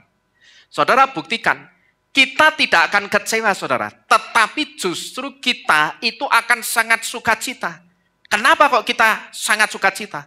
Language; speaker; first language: Indonesian; native; Indonesian